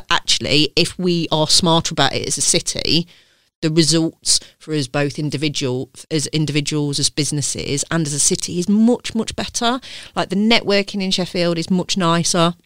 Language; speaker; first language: English; native; English